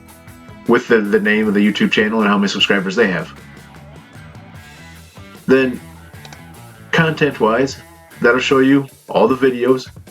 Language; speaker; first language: English; native; English